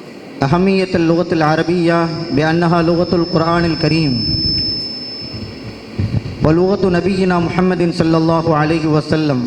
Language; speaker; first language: Arabic; non-native, fluent; Tamil